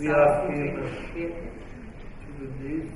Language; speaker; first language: English; non-native, fluent; Italian